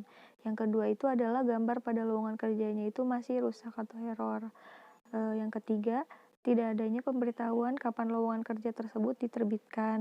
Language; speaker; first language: Indonesian; native; Indonesian